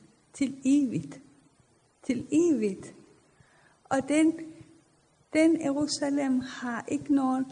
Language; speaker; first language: Danish; non-native, fluent; Persian